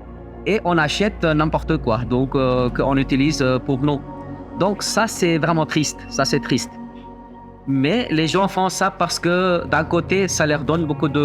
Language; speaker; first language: French; non-native, fluent; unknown